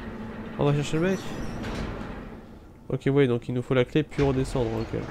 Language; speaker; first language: French; native; French